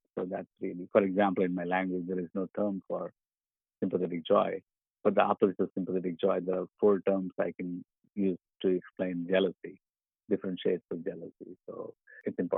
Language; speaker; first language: English; non-native, local second language; Tamil